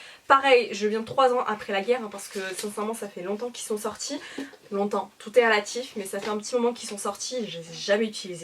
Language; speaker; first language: French; native; French